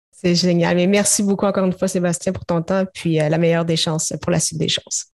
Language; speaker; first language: French; native; French